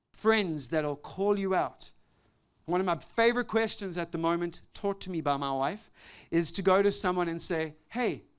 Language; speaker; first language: English; native; English